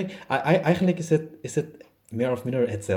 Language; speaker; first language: Dutch; non-native, learner; German